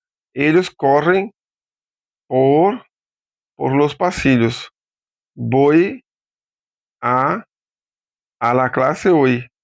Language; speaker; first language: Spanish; non-native, fluent; Portuguese